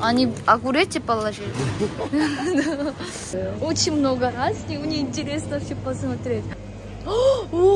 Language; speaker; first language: Russian; non-native, learner; Korean